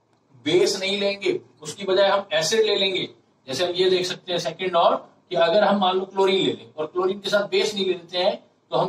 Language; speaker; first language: Hindi; native; Hindi